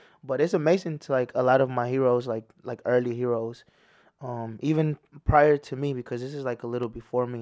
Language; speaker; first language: English; early bilingual, other home language; Spanish